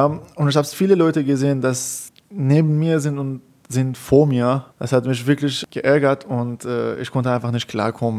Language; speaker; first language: German; non-native, fluent; Persian